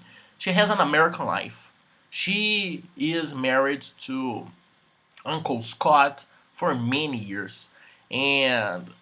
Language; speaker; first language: English; non-native, fluent; Portuguese